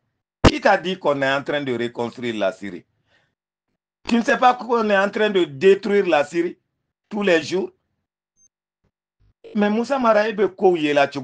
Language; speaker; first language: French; non-native, local second language; Bambara